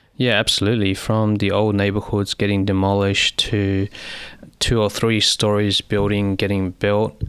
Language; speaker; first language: English; early bilingual, other home language; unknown